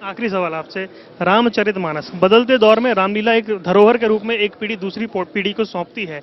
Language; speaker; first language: Hindi; native; Hindi